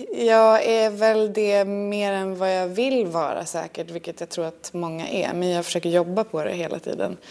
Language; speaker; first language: Swedish; native; Swedish